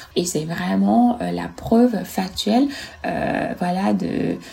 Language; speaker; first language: French; non-native, fluent; Italian